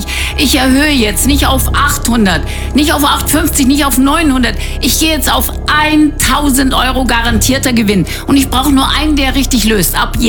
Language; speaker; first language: German; native; German